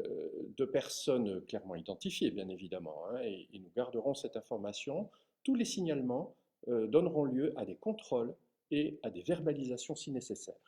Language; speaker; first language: French; native; French